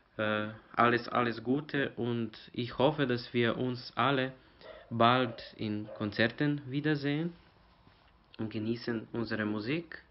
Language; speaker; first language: German; non-native, learner; Serbian